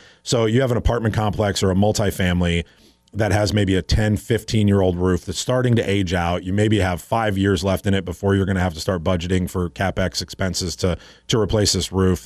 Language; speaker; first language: English; native; English